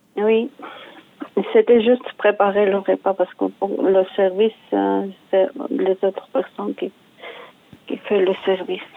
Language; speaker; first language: French; non-native, learner; Georgian